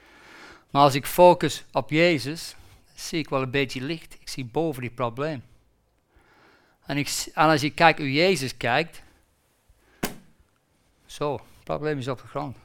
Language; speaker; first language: Dutch; non-native, fluent; English